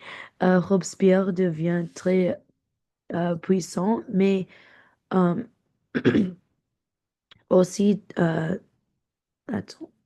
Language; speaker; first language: French; non-native, learner; English